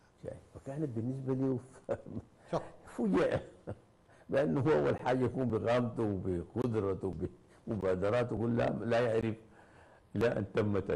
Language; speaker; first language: Arabic; native; Arabic